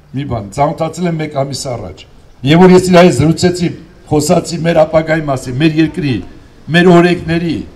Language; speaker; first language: Armenian; native; Armenian